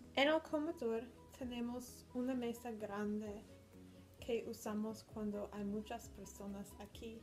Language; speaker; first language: Spanish; non-native, learner; English